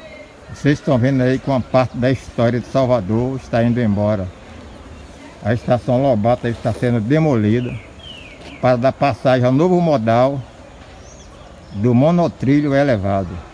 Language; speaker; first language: Portuguese; native; Portuguese